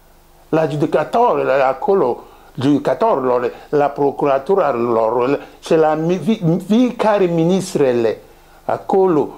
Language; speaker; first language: Romanian; non-native, learner; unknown